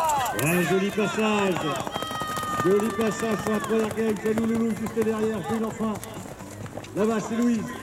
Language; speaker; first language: French; native; French